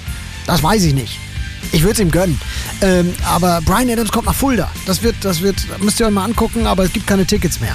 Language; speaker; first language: German; native; German